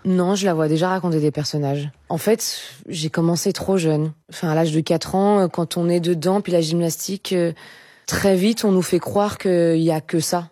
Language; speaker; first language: French; native; French